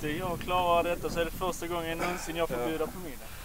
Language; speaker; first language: Swedish; native; Swedish